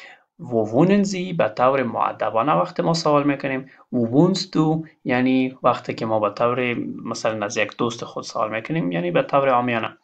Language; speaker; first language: Persian; non-native, local second language; Pashto